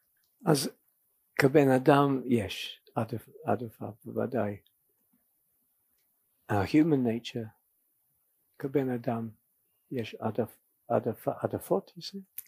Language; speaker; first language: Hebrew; non-native, fluent; English